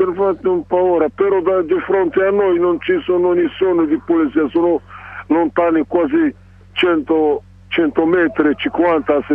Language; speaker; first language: Italian; non-native, learner; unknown